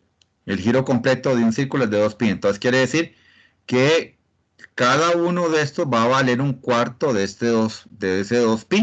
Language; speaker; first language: Spanish; native; Spanish